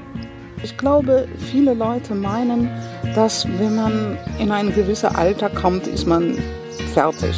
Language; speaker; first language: German; non-native, fluent; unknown